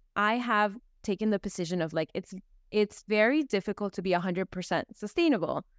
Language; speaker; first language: English; early bilingual, other home language; Spanish